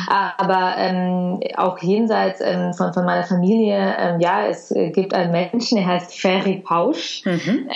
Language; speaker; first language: German; early bilingual, other home language; Russian